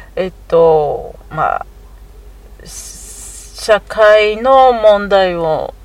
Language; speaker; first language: Japanese; non-native, fluent; Fon